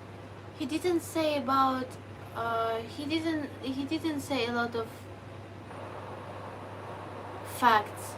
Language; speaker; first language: English; non-native, learner; Ukrainian